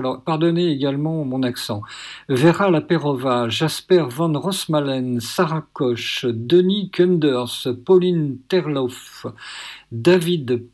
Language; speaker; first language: French; native; French